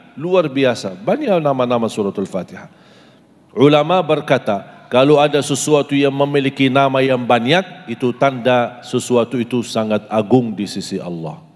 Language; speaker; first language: Indonesian; non-native, fluent; Arabic